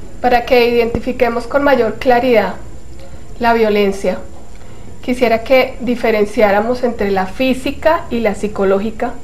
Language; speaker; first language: Spanish; native; Spanish